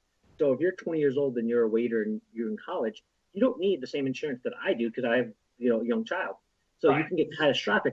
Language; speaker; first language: English; native; English